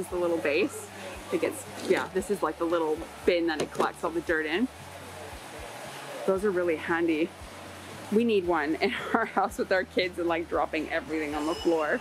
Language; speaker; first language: English; native; English